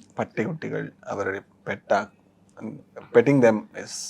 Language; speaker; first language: Malayalam; non-native, learner; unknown